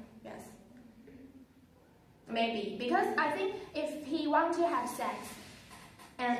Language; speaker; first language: English; non-native, learner; Chinese